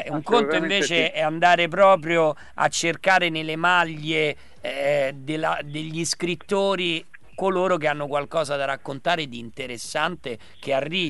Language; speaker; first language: Italian; native; Italian